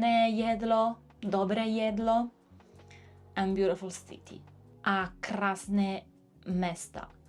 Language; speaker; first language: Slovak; non-native, learner; Italian